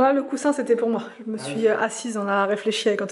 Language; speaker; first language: French; native; French